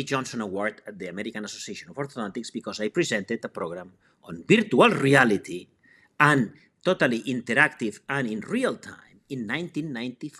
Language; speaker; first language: English; non-native, fluent; Spanish